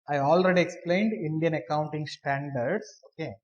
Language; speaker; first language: English; non-native, local second language; Kannada